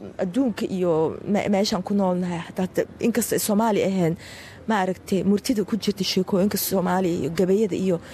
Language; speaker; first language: Somali; early bilingual, heritage; Somali